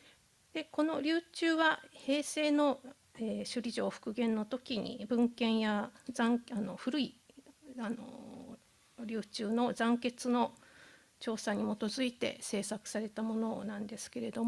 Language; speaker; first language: Japanese; native; Japanese